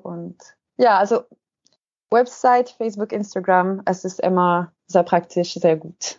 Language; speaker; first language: German; non-native, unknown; French